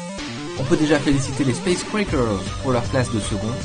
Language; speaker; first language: French; native; French